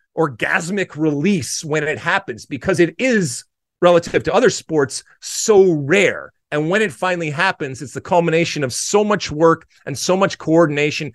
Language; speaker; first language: English; native; English